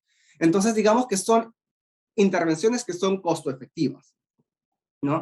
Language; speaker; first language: Spanish; native; Spanish